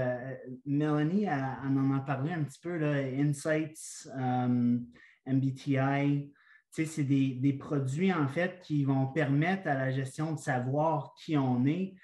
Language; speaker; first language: French; native; French